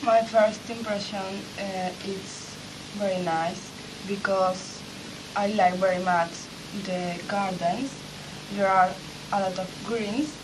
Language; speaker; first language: English; non-native, learner; Spanish